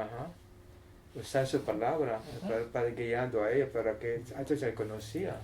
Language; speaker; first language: Spanish; non-native, learner; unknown